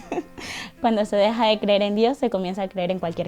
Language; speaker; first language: Spanish; native; Spanish